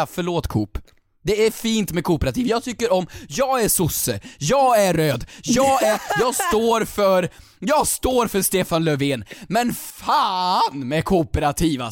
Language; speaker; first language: Swedish; native; Swedish